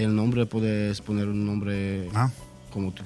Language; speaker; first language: Spanish; non-native, learner; Italian